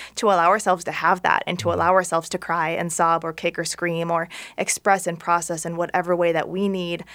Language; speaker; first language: English; native; English